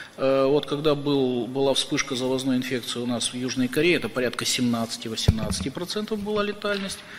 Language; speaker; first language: Russian; native; Russian